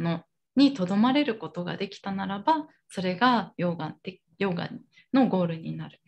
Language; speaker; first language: Japanese; native; Japanese